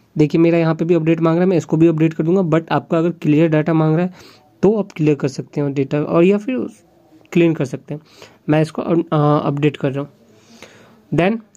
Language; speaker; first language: Hindi; native; Hindi